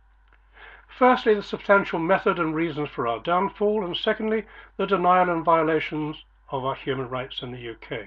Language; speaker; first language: English; native; English